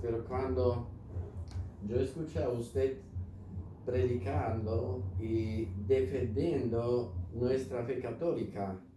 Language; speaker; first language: Spanish; non-native, fluent; Slovak